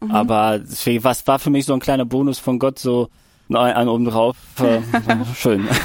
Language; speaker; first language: German; early bilingual, other home language; Russian